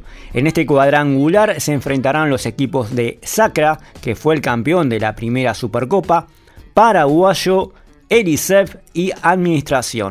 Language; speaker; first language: Spanish; native; Spanish